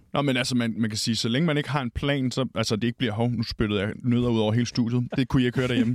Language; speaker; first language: Danish; native; Danish